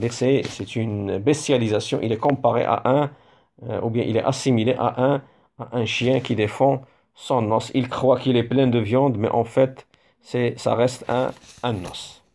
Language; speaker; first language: French; non-native, local second language; Arabic